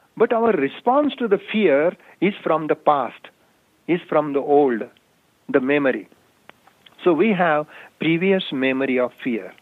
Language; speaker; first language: English; non-native, local second language; Marathi